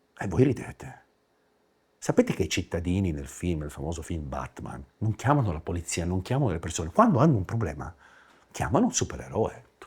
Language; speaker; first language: Italian; native; Italian